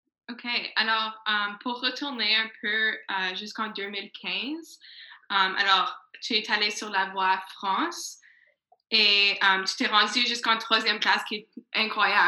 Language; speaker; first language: French; non-native, fluent; English